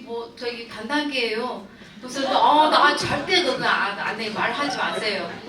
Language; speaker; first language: Korean; non-native, learner; Chinese